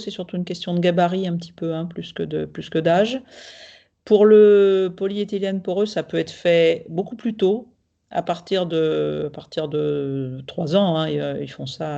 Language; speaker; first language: French; native; French